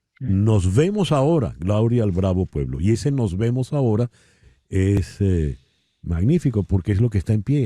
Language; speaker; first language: Spanish; native; Spanish